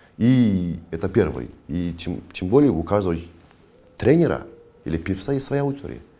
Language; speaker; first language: Russian; non-native, local second language; Kazakh